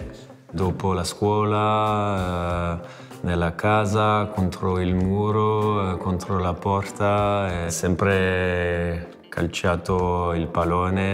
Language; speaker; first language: Italian; non-native, fluent; French